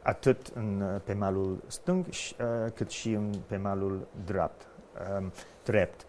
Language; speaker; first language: Romanian; non-native, fluent; English